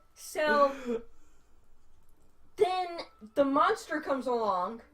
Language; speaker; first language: English; native; English